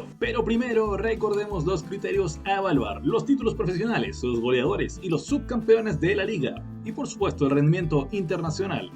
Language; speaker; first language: Spanish; native; Spanish